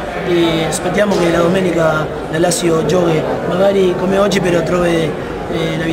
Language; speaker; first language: Italian; non-native, fluent; Spanish